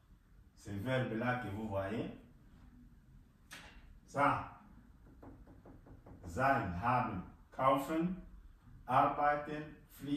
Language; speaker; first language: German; non-native, fluent; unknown